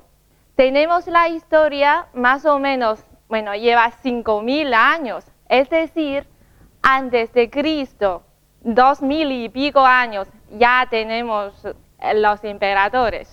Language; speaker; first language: Spanish; non-native, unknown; Chinese